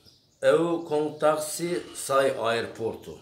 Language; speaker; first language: Portuguese; non-native, learner; Turkish